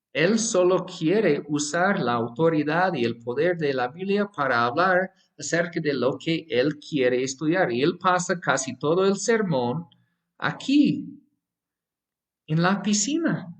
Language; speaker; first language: Spanish; non-native, fluent; English